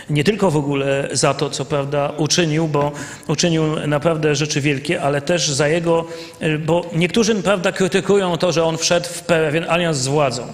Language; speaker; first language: Polish; native; Polish